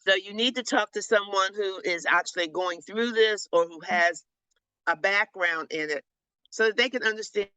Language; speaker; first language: English; native; English